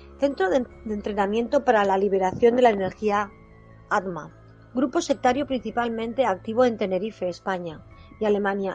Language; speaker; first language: Spanish; native; Spanish